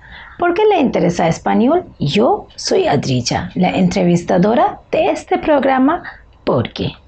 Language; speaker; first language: Spanish; non-native, learner; Bangla